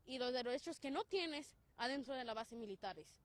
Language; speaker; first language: Spanish; early bilingual, heritage; Spanish